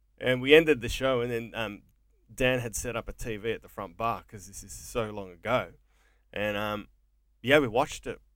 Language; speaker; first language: English; native; English